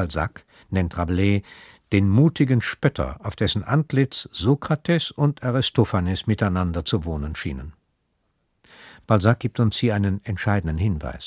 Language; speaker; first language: German; native; German